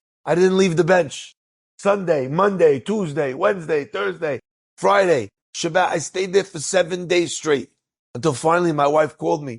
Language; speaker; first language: English; native; English